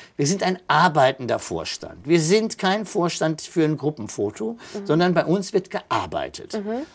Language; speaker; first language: German; native; German